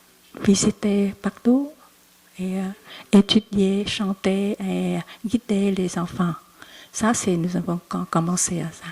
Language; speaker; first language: French; non-native, learner; Vietnamese